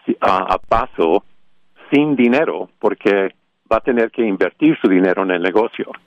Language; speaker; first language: Spanish; early bilingual, heritage; Spanish